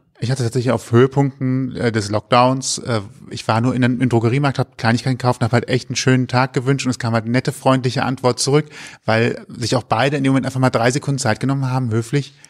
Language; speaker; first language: German; native; German